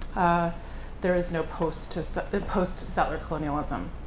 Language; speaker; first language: English; native; English